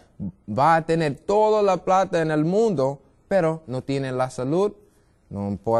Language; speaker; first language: Spanish; non-native, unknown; English